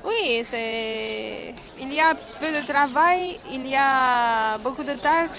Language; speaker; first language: French; non-native, fluent; Romanian